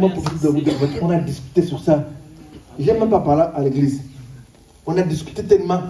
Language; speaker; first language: French; non-native, local second language; Lingala